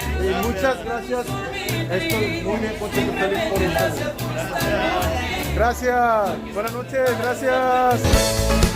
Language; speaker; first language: Spanish; non-native, fluent; Korean